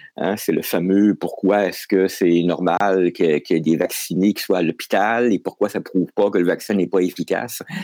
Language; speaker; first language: French; native; French